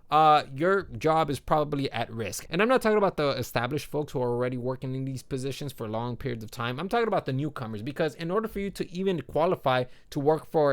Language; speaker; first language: English; native; English